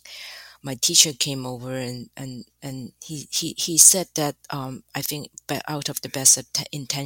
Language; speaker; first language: English; non-native, fluent; Chinese